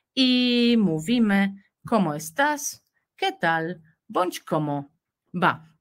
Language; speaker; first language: Spanish; non-native, fluent; Polish